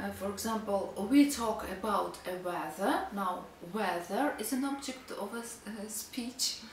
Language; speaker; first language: English; non-native, fluent; Russian